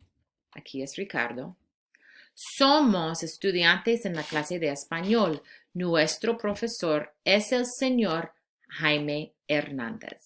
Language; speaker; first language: Spanish; non-native, fluent; English